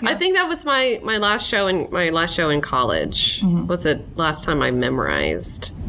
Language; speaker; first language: English; native; English